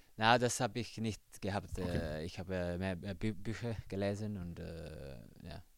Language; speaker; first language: German; non-native, learner; Finnish